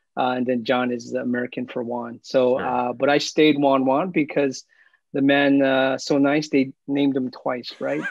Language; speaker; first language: English; early bilingual, other home language; Filipino